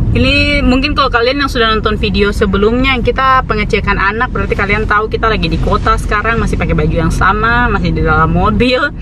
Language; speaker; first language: Indonesian; native; Indonesian